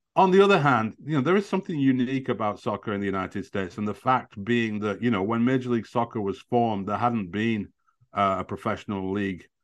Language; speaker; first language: English; native; English